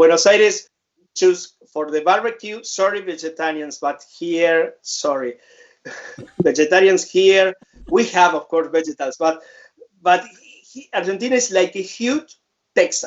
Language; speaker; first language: English; non-native, fluent; Spanish